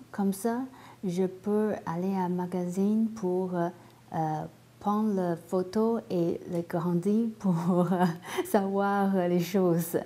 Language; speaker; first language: French; non-native, learner; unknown